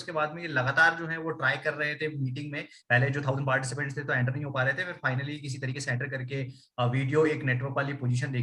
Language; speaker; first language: Hindi; native; Hindi